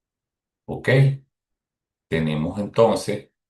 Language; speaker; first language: Spanish; native; Spanish